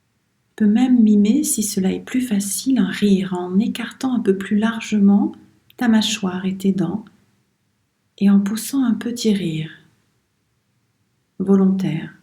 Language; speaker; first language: French; native; French